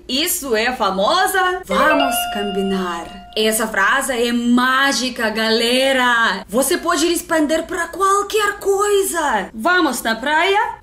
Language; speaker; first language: Portuguese; non-native, fluent; Russian